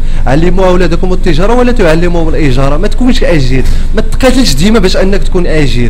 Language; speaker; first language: Arabic; native; Arabic